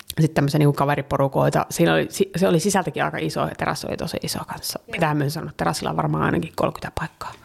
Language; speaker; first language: Finnish; early bilingual, heritage; Finnish